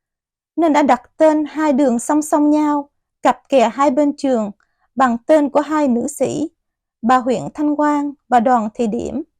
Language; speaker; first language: Vietnamese; native; Vietnamese